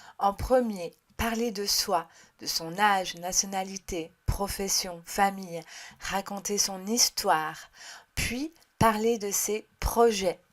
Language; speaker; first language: French; native; French